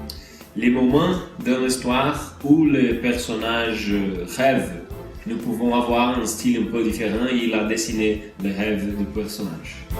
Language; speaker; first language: French; non-native, learner; Portuguese